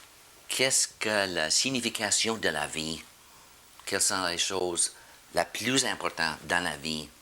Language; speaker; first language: French; non-native, learner; English